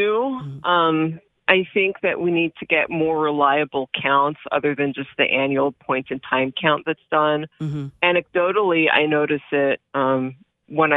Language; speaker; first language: English; early bilingual, other home language; Hebrew